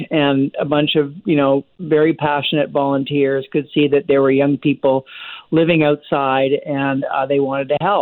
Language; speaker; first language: English; native; English